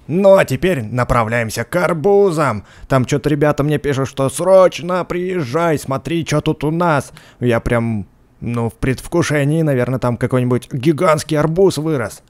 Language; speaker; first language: Russian; native; Russian